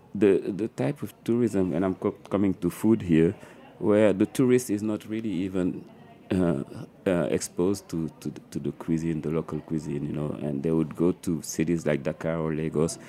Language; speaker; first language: English; non-native, fluent; French